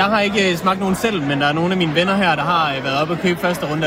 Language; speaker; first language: Danish; native; Danish